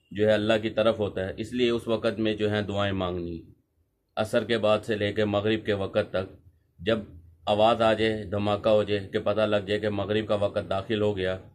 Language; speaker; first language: Urdu; non-native, local second language; Punjabi